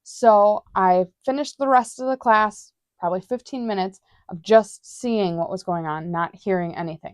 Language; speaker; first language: English; native; English